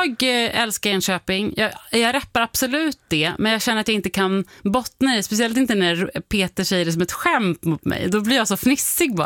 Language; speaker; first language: Swedish; native; Swedish